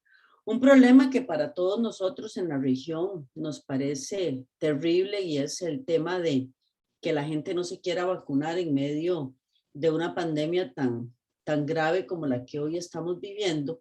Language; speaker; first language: Spanish; native; Spanish